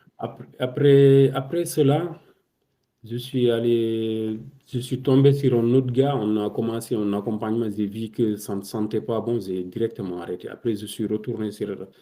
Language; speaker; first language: French; non-native, local second language; Wolof